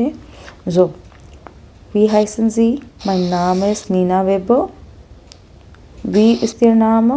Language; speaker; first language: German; non-native, fluent; Hindi